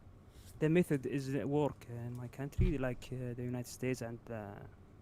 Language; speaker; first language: English; non-native, learner; Arabic